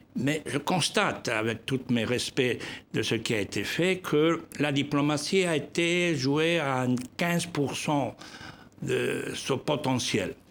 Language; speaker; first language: French; non-native, fluent; Spanish